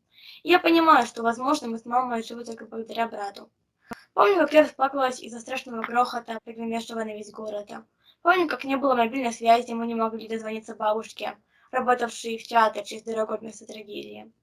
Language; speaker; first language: Russian; native; Russian